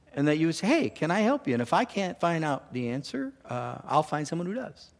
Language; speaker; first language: English; native; English